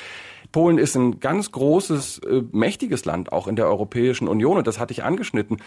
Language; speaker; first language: German; native; German